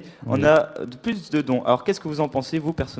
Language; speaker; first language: French; native; French